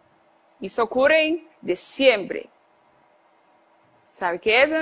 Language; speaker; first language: Spanish; non-native, fluent; Portuguese